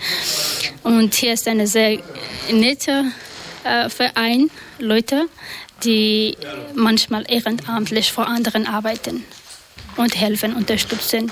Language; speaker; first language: German; non-native, learner; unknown